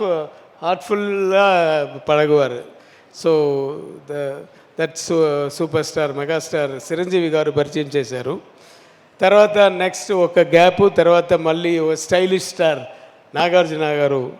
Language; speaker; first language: Telugu; non-native, learner; Tamil